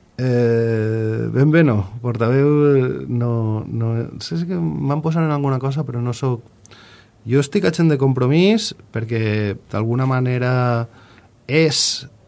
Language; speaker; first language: Catalan; native; Catalan